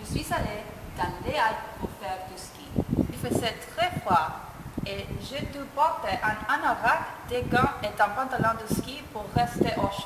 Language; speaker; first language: French; non-native, learner; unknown